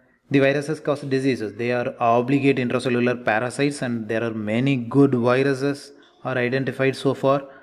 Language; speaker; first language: English; non-native, local second language; Tamil